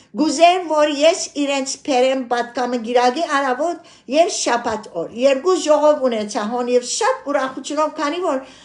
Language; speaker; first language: Armenian; early bilingual, heritage; Armenian